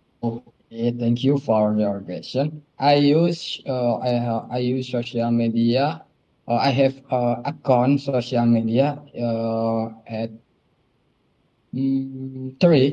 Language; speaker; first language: English; non-native, learner; Indonesian